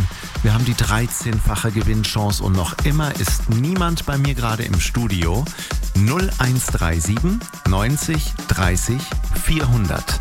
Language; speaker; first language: German; native; German